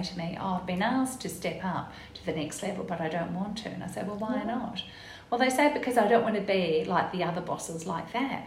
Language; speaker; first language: English; native; English